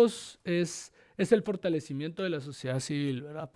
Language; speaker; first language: Spanish; native; Spanish